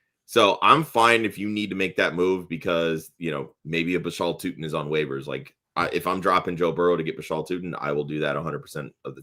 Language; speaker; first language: English; native; English